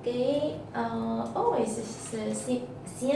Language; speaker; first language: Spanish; non-native, learner; Russian